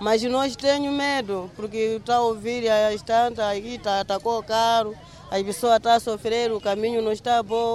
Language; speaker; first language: Portuguese; non-native, local second language; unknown